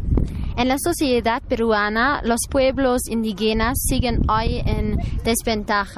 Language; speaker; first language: Spanish; non-native, learner; German